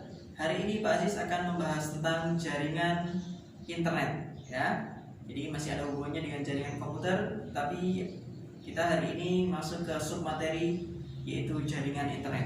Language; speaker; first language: Indonesian; native; Indonesian